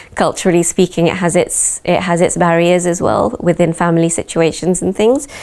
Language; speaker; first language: English; native; English